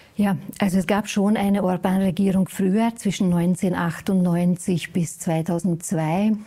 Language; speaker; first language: German; non-native, fluent; Hungarian